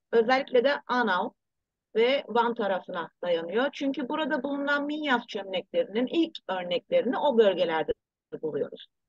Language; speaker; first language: Turkish; early bilingual, heritage; Turkish